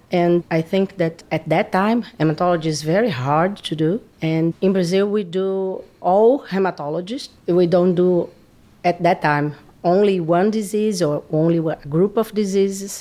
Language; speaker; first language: English; non-native, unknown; Portuguese